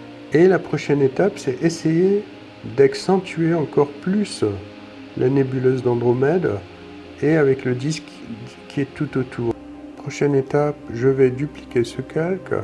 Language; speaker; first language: French; native; French